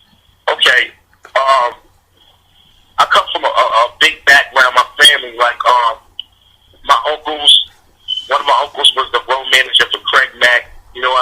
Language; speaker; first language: English; native; English